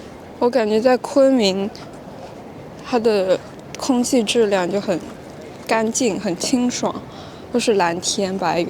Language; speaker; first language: Chinese; non-native, fluent; French